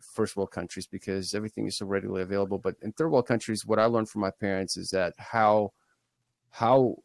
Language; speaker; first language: English; early bilingual, other home language; Russian